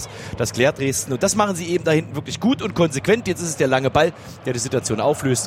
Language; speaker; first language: German; native; German